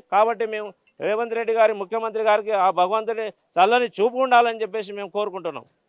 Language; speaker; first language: Telugu; non-native, local second language; Lambadi